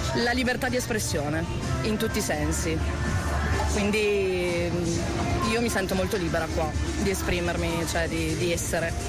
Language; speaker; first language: Italian; non-native, fluent; Portuguese